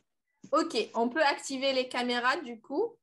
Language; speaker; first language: French; non-native, local second language; Arabic